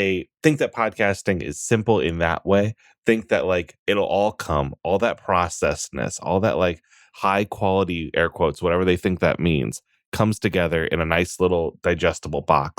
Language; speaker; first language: English; native; English